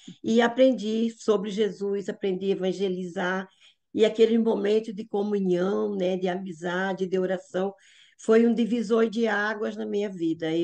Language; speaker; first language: Portuguese; native; Portuguese